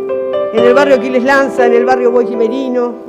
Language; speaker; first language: Spanish; native; Spanish